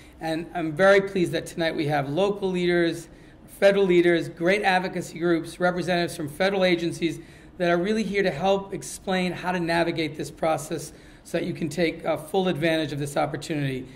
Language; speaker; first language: English; native; English